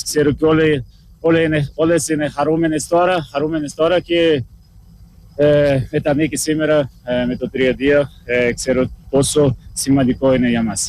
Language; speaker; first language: Greek; non-native, learner; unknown